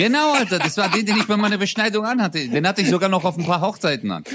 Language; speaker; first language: German; early bilingual, other home language; Turkish